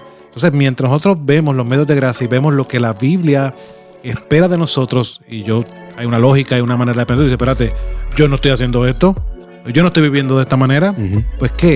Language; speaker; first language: Spanish; native; Spanish